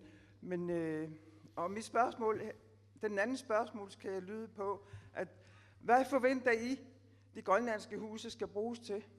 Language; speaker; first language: Danish; non-native, local second language; Kalaallisut